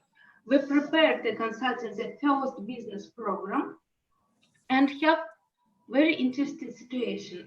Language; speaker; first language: English; non-native, learner; Russian